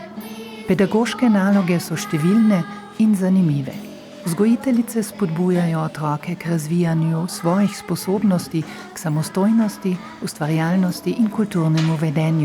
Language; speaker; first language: Slovenian; native; Slovenian